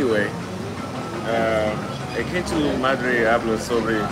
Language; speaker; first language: Spanish; non-native, learner; English